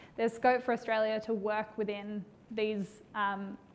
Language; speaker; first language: English; native; English